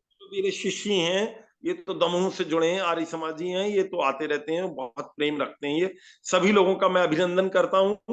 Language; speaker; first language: Hindi; native; Hindi